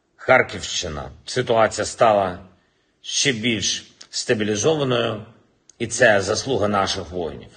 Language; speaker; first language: Ukrainian; non-native, local second language; Russian